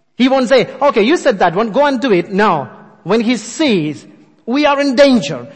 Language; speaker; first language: English; non-native, local second language; Malayalam